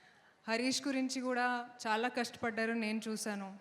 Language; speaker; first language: Telugu; non-native, local second language; Hindi